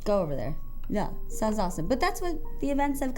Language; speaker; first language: English; native; English